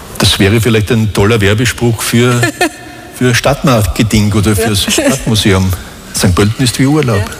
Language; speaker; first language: German; native; German